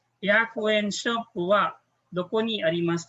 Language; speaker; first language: Japanese; non-native, fluent; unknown